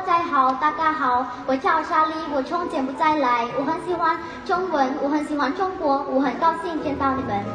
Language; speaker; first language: Chinese; non-native, learner; Khmer